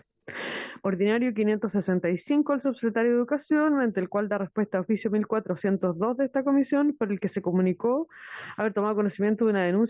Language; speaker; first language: Spanish; native; Spanish